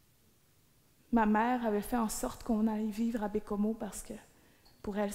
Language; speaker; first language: French; native; French